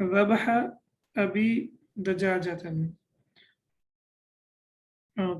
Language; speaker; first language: Arabic; non-native, fluent; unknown